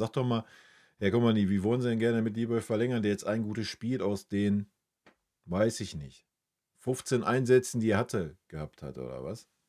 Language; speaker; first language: German; native; German